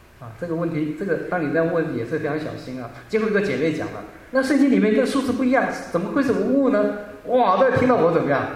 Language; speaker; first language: Chinese; non-native, local second language; Hakka Chinese